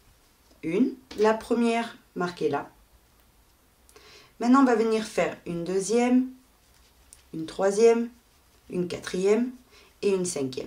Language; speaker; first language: French; native; French